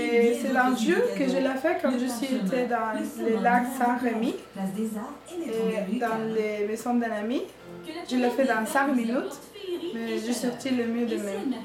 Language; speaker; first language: French; non-native, learner; Spanish